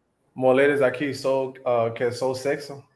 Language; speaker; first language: Portuguese; non-native, learner; English